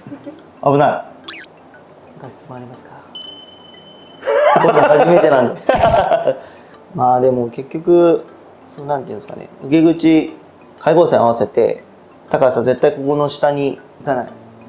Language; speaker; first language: Japanese; native; Japanese